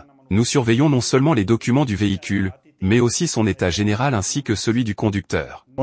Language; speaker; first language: French; non-native, local second language; Malagasy